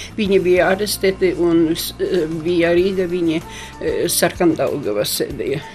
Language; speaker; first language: Latvian; non-native, local second language; Polish